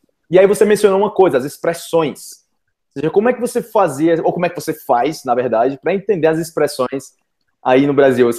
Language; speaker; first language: Portuguese; native; Portuguese